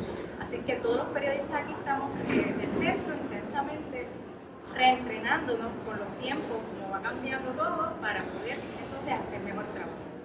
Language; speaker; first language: Spanish; native; Spanish